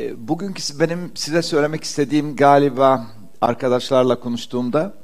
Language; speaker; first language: Turkish; early bilingual, heritage; Turkish